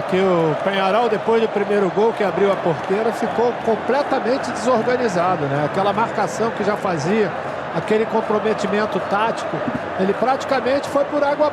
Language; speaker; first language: Portuguese; native; Portuguese